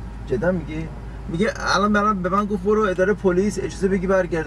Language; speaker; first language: Persian; native; Persian